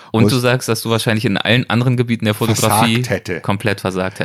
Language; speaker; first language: German; native; German